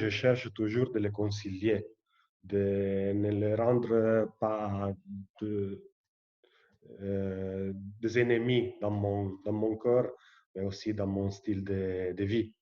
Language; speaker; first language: French; non-native, fluent; Italian